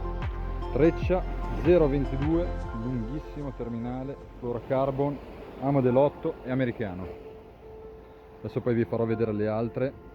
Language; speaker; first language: Italian; native; Italian